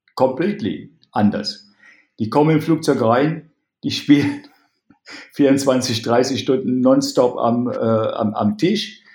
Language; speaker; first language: German; native; German